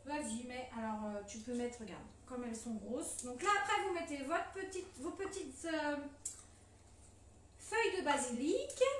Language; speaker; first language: French; native; French